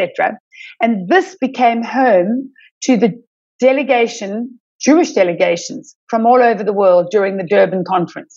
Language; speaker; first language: English; native; English